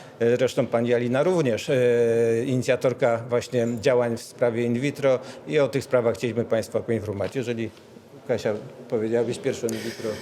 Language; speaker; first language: Polish; native; Polish